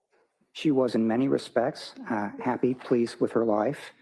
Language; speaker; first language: English; native; English